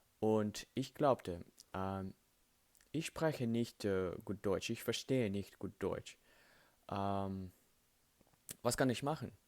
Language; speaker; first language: German; non-native, learner; Russian